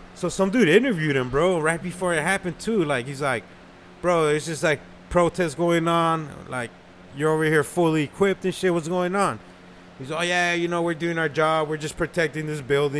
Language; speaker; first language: English; early bilingual, other home language; Spanish